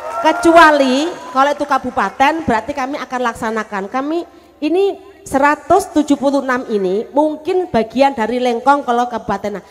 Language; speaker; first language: Indonesian; non-native, local second language; Javanese